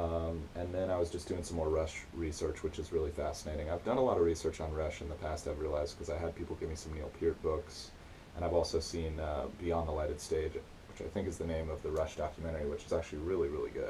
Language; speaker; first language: English; native; English